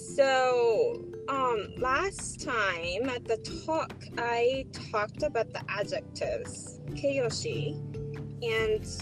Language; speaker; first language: English; non-native, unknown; Japanese